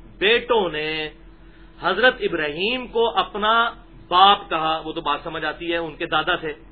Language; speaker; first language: Urdu; native; Urdu